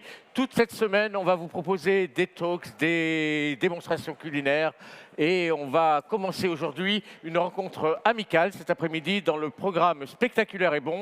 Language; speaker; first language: French; native; French